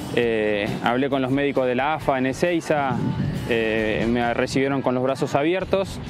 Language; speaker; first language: Spanish; native; Spanish